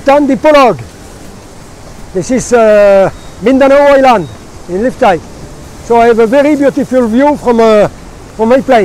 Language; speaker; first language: English; non-native, learner; French